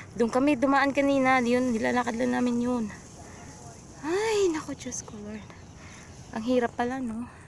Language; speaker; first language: Filipino; non-native, local second language; Cebuano